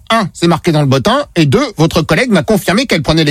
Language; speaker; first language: French; native; French